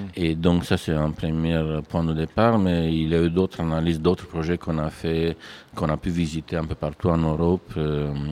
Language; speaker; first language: French; non-native, fluent; Romanian